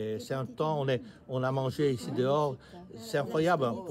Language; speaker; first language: French; non-native, learner; Italian